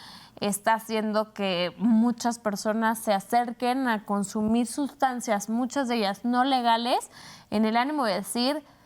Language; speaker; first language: Spanish; native; Spanish